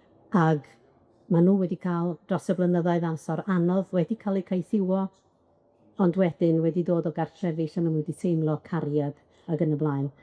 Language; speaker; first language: Welsh; native; Welsh